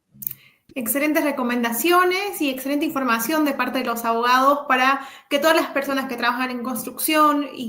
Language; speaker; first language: Spanish; native; Spanish